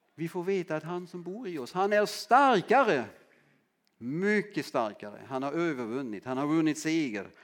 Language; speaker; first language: Swedish; non-native, fluent; German